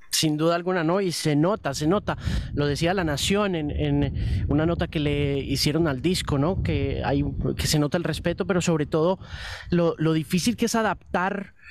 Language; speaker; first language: Spanish; native; Spanish